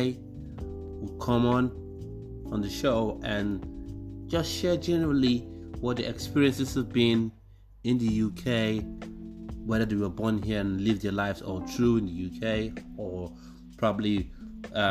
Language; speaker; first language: English; non-native, local second language; Igbo